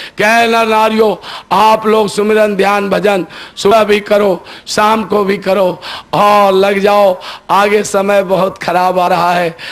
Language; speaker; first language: Hindi; native; Hindi